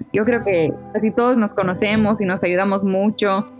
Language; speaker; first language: Spanish; native; Spanish